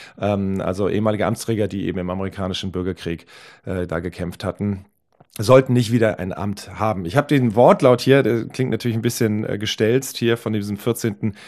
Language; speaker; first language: German; native; German